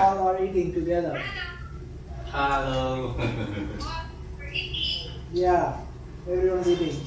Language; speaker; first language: English; non-native, learner; Chinese